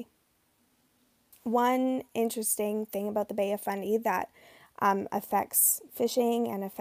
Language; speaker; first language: English; native; English